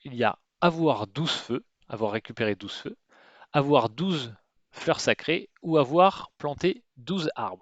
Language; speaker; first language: French; native; French